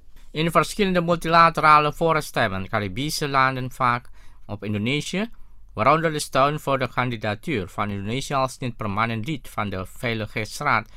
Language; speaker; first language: Dutch; non-native, fluent; Indonesian